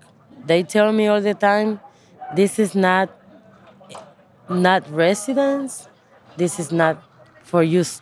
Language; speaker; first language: English; non-native, learner; Spanish